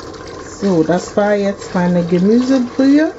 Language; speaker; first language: German; non-native, fluent; Akan